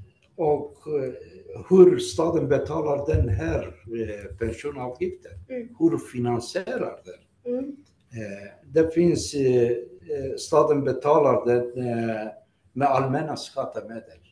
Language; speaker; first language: Swedish; non-native, fluent; Greek